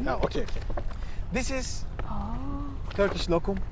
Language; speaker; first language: English; non-native, fluent; Turkish